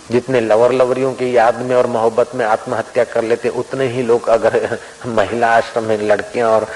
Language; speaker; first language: Hindi; non-native, local second language; Sindhi